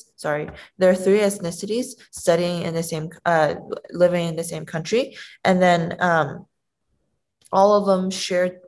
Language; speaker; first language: English; non-native, fluent; Chinese